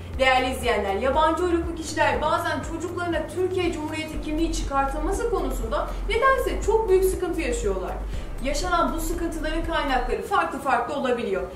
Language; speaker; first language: Turkish; native; Turkish